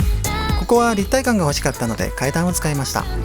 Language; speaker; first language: Japanese; native; Japanese